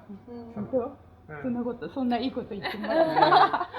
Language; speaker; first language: Japanese; native; Japanese